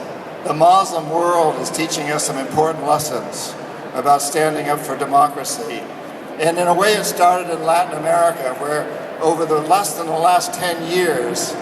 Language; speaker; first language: English; native; English